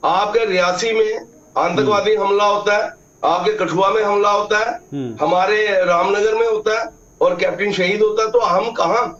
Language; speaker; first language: Hindi; native; Hindi